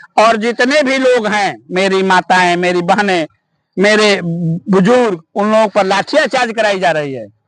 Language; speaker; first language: Hindi; native; Hindi